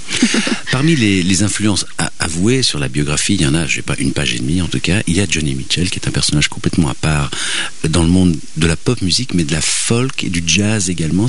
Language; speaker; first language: French; native; French